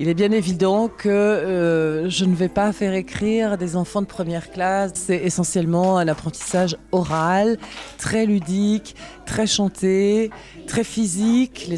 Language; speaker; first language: French; native; French